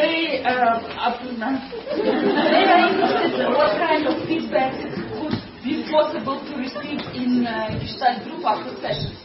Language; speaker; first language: English; non-native, learner; Russian